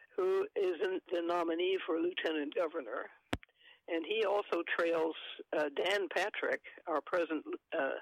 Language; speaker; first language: English; native; English